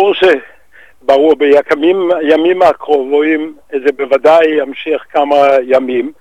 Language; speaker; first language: Hebrew; non-native, fluent; Danish